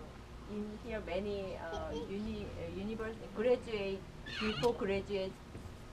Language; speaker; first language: English; non-native, learner; Korean